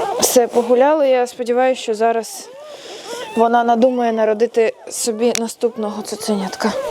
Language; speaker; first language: Ukrainian; non-native, local second language; Russian